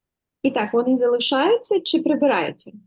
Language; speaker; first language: Russian; native; Russian